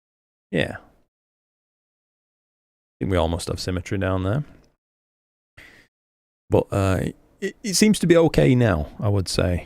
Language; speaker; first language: English; native; English